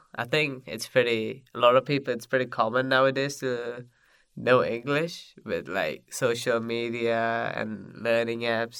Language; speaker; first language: English; non-native, local second language; Sinhala